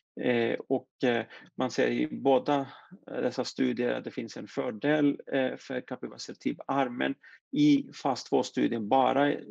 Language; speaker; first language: Swedish; non-native, fluent; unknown